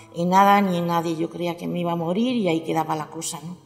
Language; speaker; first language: Spanish; native; Spanish